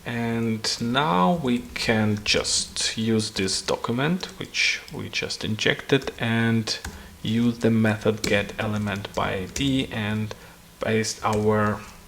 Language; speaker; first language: English; non-native, fluent; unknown